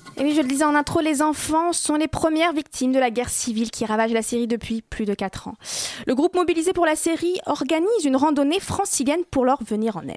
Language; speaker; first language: French; native; French